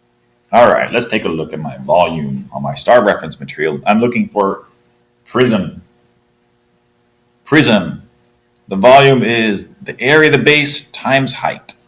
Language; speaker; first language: English; native; English